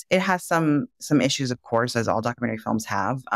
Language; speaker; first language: English; native; English